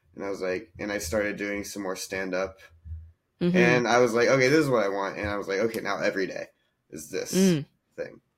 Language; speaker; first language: English; native; English